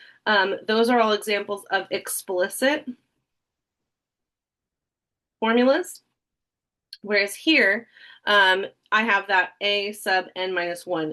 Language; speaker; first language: English; native; English